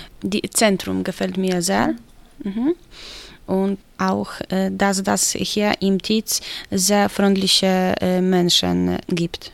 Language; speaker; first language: German; non-native, learner; Polish